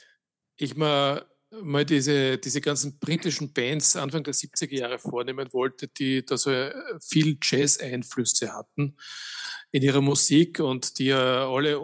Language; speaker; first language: German; native; German